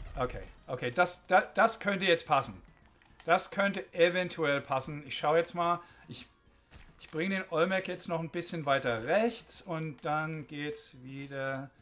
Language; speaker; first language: German; early bilingual, other home language; English